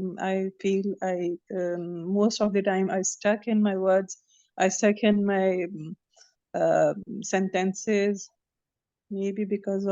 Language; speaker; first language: English; non-native, learner; Urdu